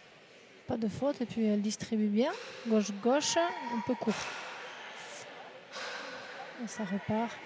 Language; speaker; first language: French; native; French